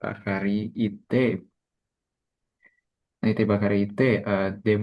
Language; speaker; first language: Japanese; non-native, learner; Indonesian